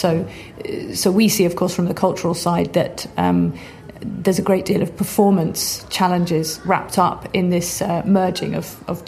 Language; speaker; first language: English; native; English